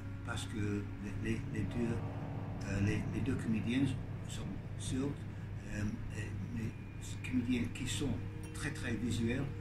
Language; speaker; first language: French; non-native, learner; English